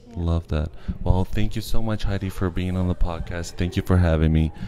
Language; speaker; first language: English; non-native, fluent; Portuguese